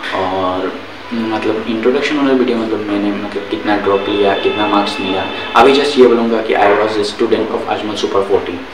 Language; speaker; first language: Hindi; non-native, local second language; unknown